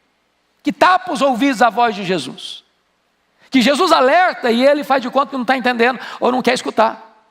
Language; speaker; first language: Portuguese; native; Portuguese